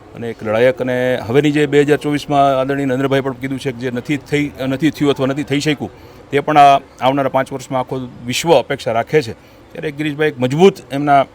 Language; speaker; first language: Gujarati; native; Gujarati